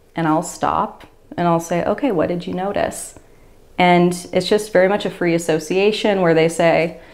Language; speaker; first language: English; native; English